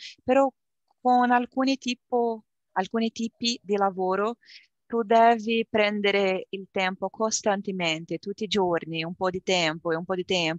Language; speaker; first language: Italian; non-native, learner; Portuguese